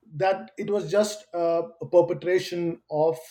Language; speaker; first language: English; non-native, local second language; Malayalam